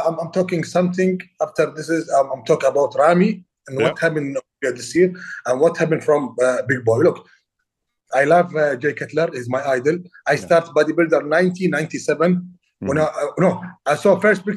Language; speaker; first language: English; non-native, learner; Arabic